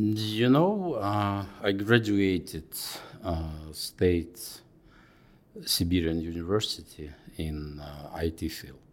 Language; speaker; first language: English; non-native, fluent; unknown